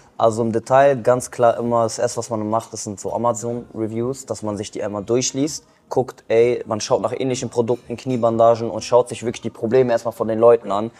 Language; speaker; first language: German; early bilingual, other home language; Kurdish